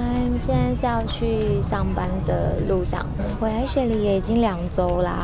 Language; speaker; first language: Chinese; native; Chinese